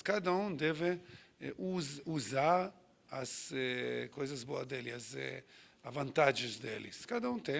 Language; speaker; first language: Portuguese; non-native, fluent; Hebrew